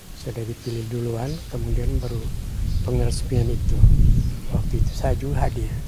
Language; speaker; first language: Indonesian; non-native, local second language; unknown